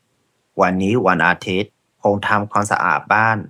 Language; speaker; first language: Thai; non-native, fluent; Burmese